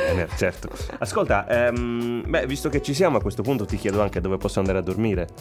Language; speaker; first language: Italian; native; Italian